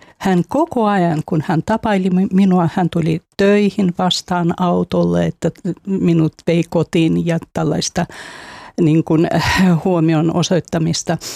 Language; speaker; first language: Finnish; non-native, fluent; Russian